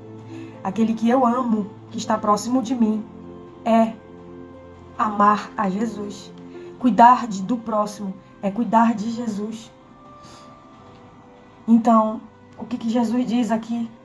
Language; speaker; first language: Portuguese; native; Portuguese